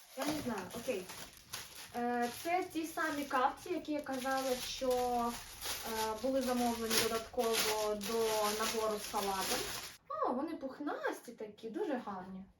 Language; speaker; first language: Ukrainian; non-native, local second language; Russian